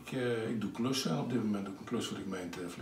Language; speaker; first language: Dutch; native; Dutch